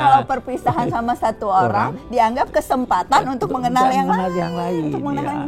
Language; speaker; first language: Indonesian; native; Indonesian